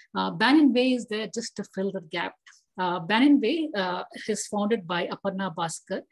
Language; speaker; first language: English; non-native, local second language; Tamil